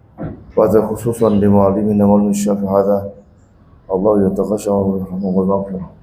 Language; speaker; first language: Arabic; non-native, fluent; Indonesian